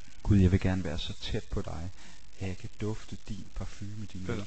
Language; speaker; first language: Danish; native; Danish